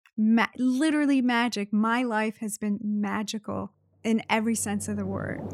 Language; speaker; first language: English; early bilingual, other home language; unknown